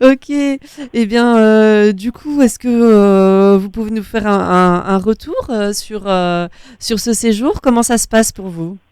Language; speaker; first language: French; native; French